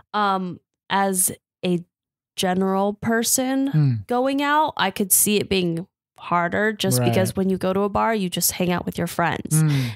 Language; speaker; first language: English; native; English